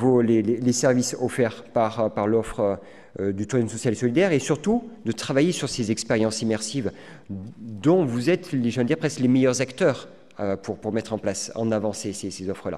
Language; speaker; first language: French; native; French